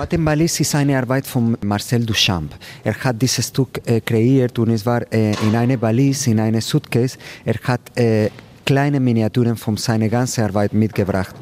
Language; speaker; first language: German; non-native, fluent; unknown